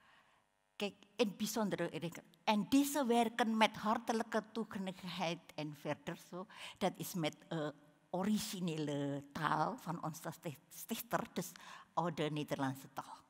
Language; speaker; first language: Dutch; non-native, learner; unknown